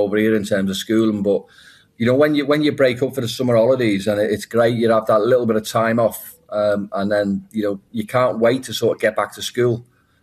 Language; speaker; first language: English; native; English